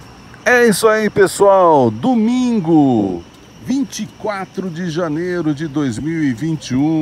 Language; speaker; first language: Portuguese; native; Portuguese